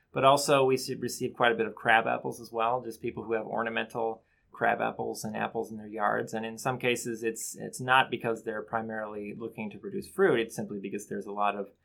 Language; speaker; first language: English; native; English